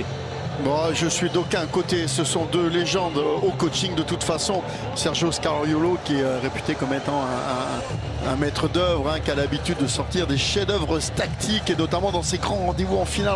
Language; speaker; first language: French; native; French